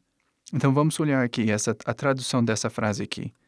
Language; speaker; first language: Portuguese; non-native, fluent; English